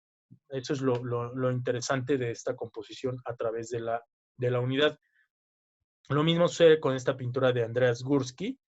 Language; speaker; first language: Spanish; native; Spanish